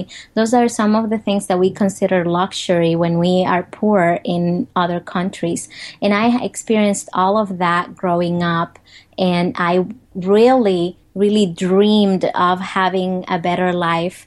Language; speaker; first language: English; non-native, fluent; Spanish